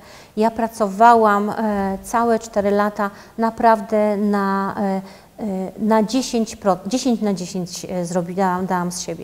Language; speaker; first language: Polish; native; Polish